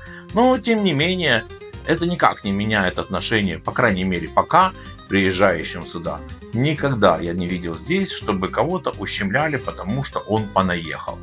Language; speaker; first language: Russian; native; Russian